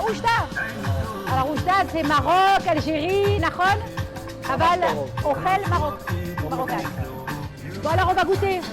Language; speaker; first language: French; native; French